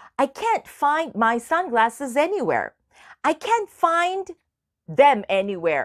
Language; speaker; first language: English; non-native, fluent; Korean